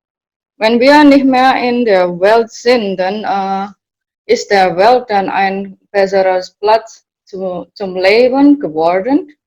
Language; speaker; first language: German; non-native, learner; Indonesian